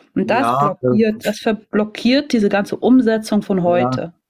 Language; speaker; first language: German; native; German